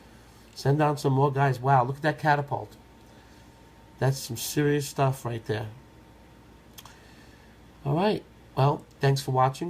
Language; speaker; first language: English; native; English